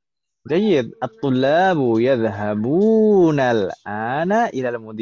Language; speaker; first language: Arabic; non-native, fluent; Indonesian